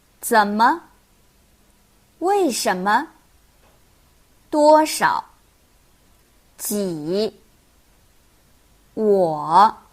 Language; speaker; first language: Chinese; non-native, fluent; Korean